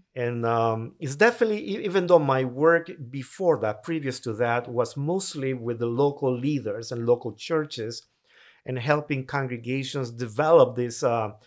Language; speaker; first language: English; non-native, fluent; Spanish